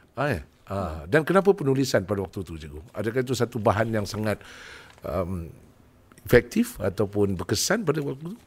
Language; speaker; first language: Malay; native; Malay